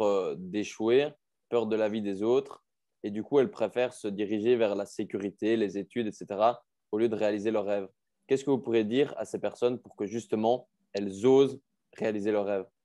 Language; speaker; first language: French; native; French